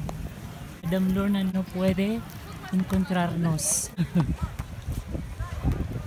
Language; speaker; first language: Spanish; non-native, learner; English